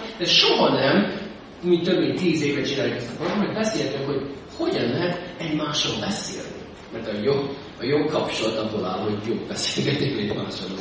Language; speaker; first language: Hungarian; non-native, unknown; English